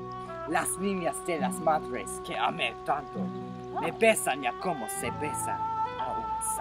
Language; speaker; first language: Spanish; non-native, learner; English